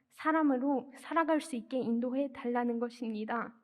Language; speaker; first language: Korean; non-native, fluent; Persian